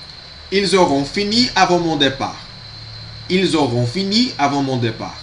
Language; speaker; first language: French; non-native, fluent; Portuguese